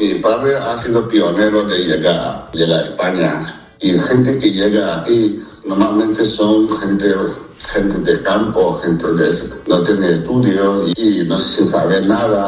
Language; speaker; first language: Spanish; non-native, fluent; Chinese